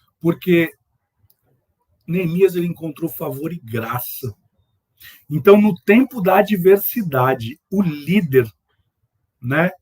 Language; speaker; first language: Portuguese; native; Portuguese